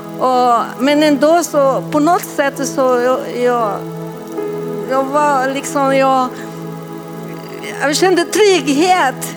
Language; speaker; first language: Swedish; non-native, fluent; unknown